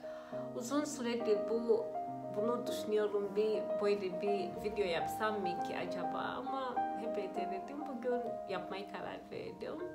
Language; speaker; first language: Turkish; non-native, fluent; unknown